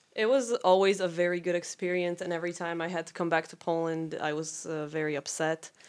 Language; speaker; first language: English; non-native, fluent; Polish